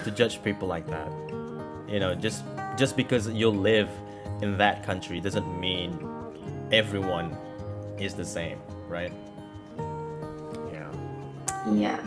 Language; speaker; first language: English; non-native, fluent; Indonesian